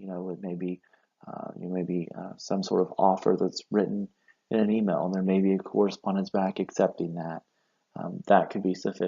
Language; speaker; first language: English; native; English